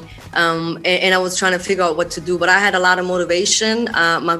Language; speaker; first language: English; non-native, fluent; Swiss German